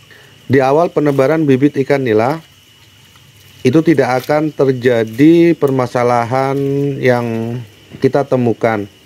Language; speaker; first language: Indonesian; native; Indonesian